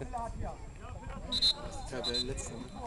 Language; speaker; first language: German; native; German